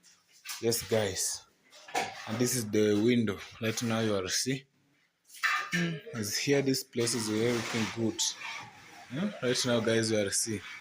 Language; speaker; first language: English; non-native, learner; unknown